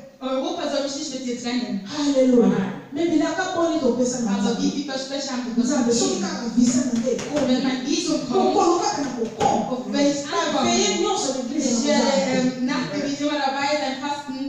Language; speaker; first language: German; non-native, fluent; Lingala